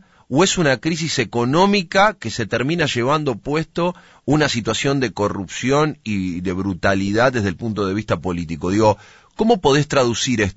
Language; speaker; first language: Spanish; native; Spanish